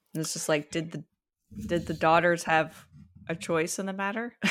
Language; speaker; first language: English; early bilingual, other home language; Italian